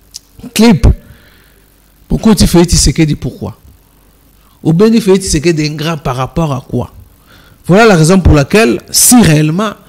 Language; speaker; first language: French; non-native, local second language; Lingala